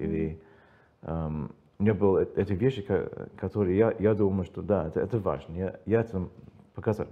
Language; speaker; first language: Russian; non-native, learner; English